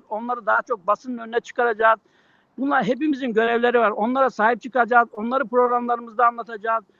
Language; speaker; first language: Turkish; native; Turkish